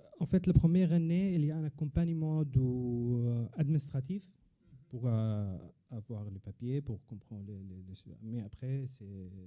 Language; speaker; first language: French; non-native, learner; Arabic